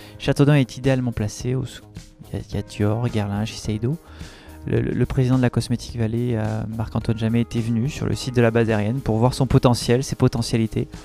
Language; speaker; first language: French; native; French